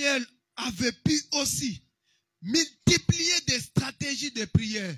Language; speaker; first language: French; non-native, local second language; Lingala